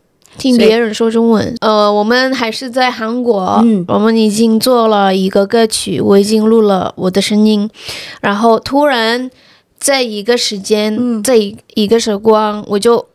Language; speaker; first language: Chinese; non-native, fluent; Indonesian